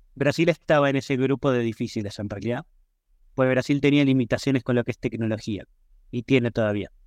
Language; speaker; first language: Spanish; native; Spanish